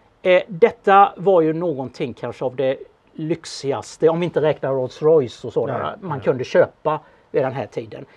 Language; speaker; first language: Swedish; native; Swedish